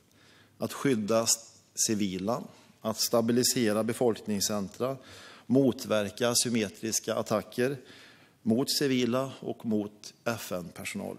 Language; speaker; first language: Swedish; native; Swedish